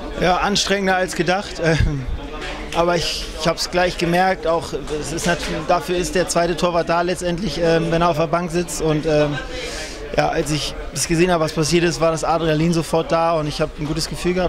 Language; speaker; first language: German; native; German